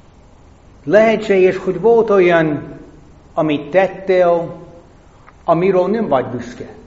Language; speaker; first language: Hungarian; non-native, fluent; English